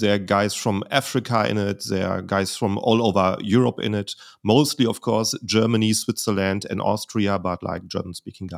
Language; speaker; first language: English; non-native, fluent; German